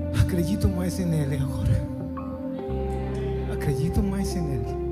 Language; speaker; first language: Portuguese; non-native, learner; Spanish